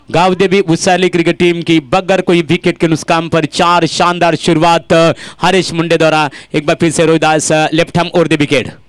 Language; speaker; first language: Hindi; non-native, local second language; Marathi